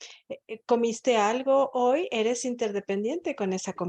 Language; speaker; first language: Spanish; native; Spanish